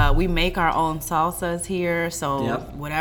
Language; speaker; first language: English; native; English